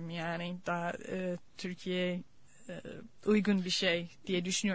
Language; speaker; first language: Turkish; non-native, fluent; English